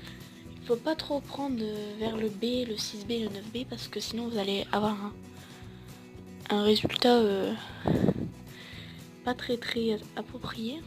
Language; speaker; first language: French; native; French